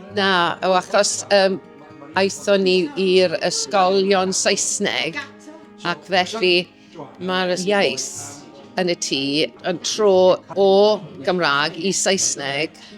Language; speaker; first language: Welsh; non-native, local second language; English